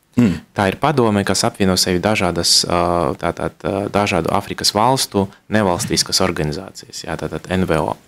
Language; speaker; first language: Latvian; non-native, local second language; Russian